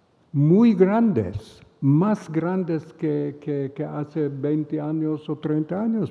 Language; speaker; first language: Spanish; non-native, fluent; Hebrew